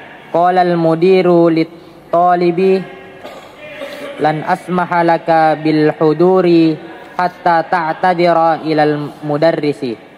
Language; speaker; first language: Arabic; non-native, learner; Indonesian